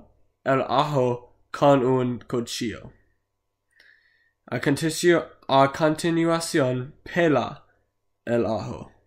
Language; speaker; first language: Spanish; non-native, learner; English